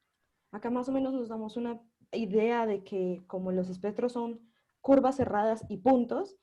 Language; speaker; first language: Spanish; native; Spanish